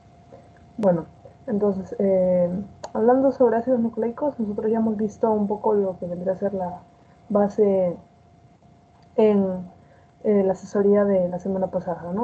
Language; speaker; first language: Spanish; native; Spanish